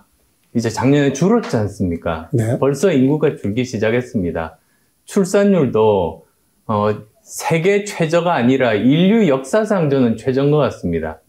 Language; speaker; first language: Korean; native; Korean